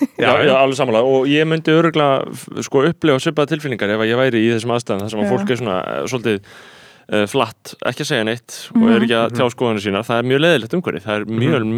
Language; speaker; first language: Icelandic; native; Icelandic